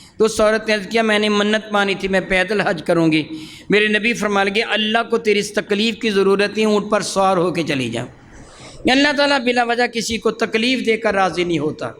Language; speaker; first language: Urdu; non-native, local second language; Punjabi